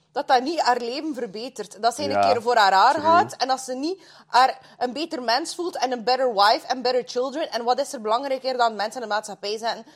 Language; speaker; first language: Dutch; non-native, fluent; Russian